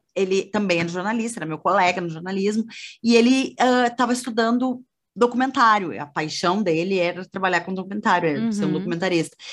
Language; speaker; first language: Portuguese; native; Portuguese